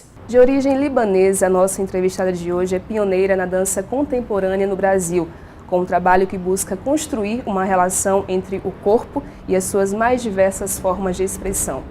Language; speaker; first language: Portuguese; native; Portuguese